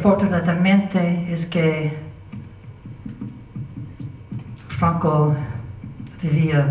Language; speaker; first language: Spanish; non-native, learner; English